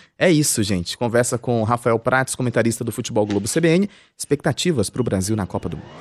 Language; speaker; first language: Portuguese; native; Portuguese